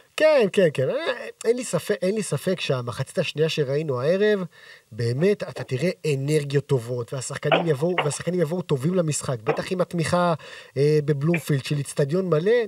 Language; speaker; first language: Hebrew; native; Hebrew